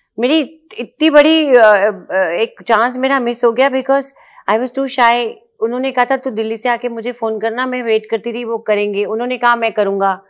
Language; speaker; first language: Hindi; native; Hindi